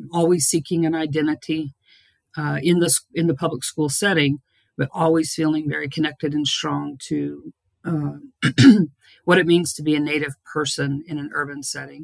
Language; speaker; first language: English; native; English